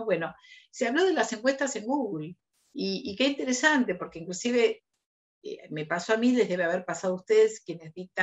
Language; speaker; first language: Spanish; native; Spanish